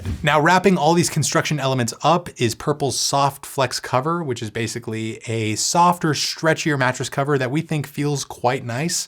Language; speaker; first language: English; native; English